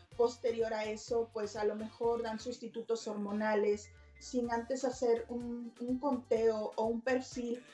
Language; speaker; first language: Spanish; native; Spanish